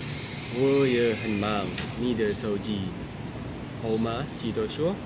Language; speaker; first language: Chinese; non-native, learner; Malay